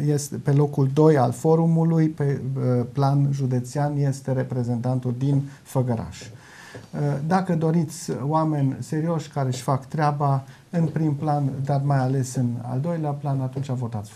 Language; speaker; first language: Romanian; non-native, local second language; German